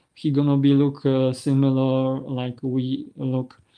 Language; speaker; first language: English; non-native, learner; Polish